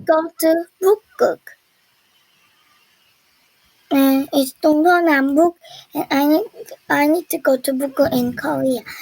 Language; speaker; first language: English; non-native, learner; Korean